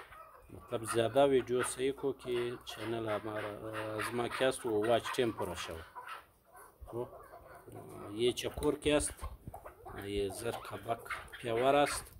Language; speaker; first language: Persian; non-native, learner; Pashto